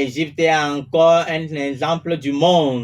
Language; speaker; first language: French; non-native, local second language; Ewe